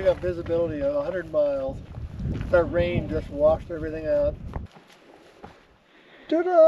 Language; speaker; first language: English; native; English